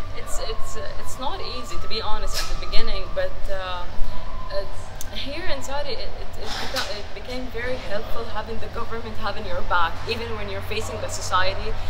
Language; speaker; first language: English; non-native, fluent; Arabic